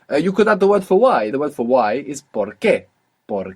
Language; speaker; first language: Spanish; non-native, fluent; English